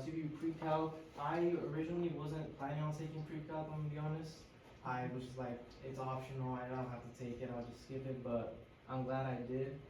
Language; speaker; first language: English; early bilingual, other home language; Spanish